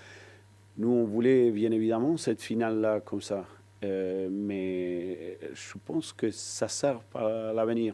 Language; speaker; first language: French; non-native, fluent; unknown